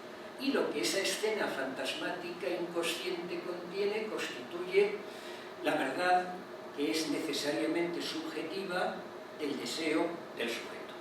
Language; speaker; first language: Spanish; native; Spanish